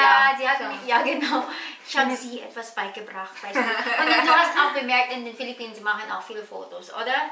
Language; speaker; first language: German; non-native, learner; Filipino